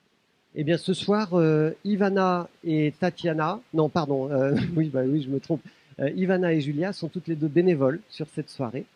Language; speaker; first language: French; native; French